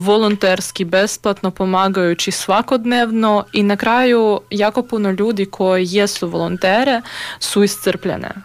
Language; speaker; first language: Croatian; non-native, fluent; Ukrainian